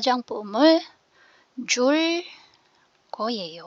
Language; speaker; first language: Korean; non-native, fluent; Filipino